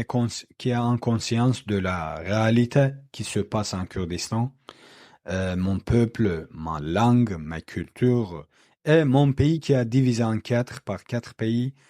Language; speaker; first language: French; non-native, learner; Kurdish